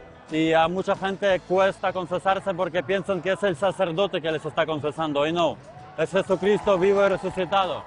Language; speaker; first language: Spanish; non-native, fluent; Ukrainian